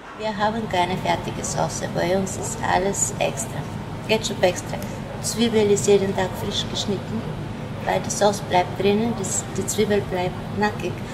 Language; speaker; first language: German; non-native, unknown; Bulgarian